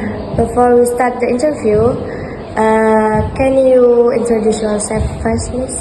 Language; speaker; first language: English; non-native, learner; Indonesian